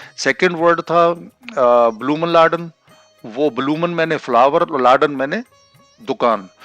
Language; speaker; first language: Hindi; non-native, local second language; Punjabi